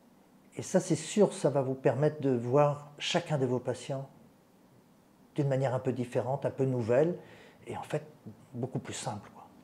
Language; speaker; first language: French; native; French